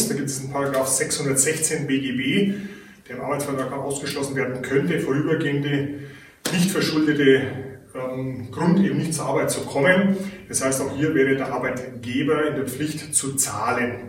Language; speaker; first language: German; native; German